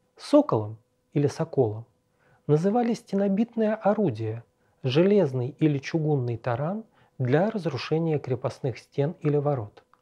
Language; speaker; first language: Russian; native; Russian